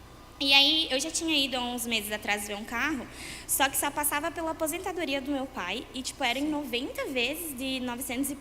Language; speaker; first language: Portuguese; native; Portuguese